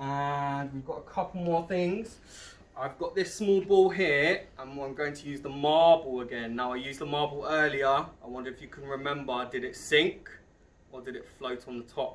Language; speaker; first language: English; native; English